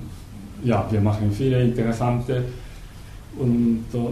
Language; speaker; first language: German; non-native, learner; Japanese